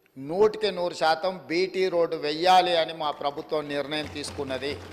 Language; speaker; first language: Telugu; native; Telugu